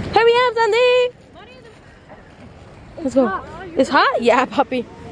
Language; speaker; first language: English; early bilingual, other home language; Spanish